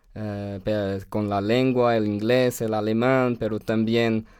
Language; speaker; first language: Spanish; non-native, fluent; French